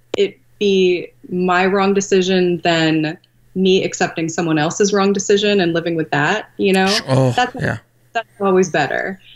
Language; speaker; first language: English; native; English